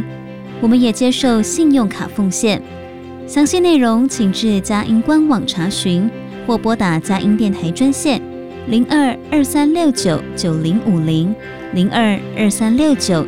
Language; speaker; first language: Chinese; native; Chinese